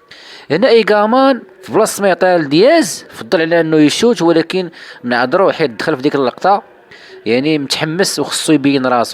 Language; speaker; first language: Arabic; native; Arabic